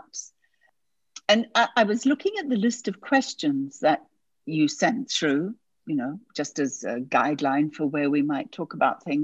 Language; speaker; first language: English; native; English